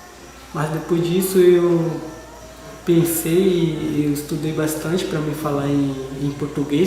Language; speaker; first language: Portuguese; non-native, local second language; Guarani